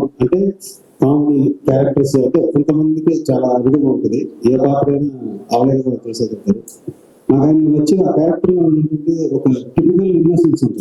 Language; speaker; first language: Telugu; native; Telugu